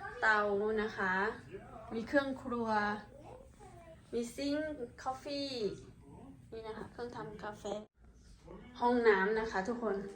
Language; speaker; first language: Thai; native; Thai